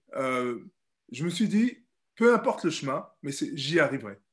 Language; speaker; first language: French; native; French